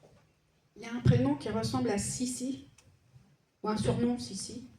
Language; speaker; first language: French; native; French